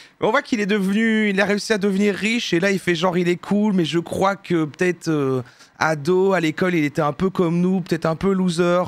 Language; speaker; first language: French; native; French